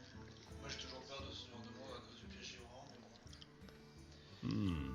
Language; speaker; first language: French; native; French